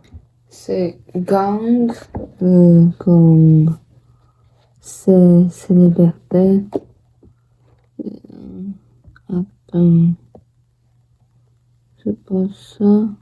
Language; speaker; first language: French; non-native, learner; Portuguese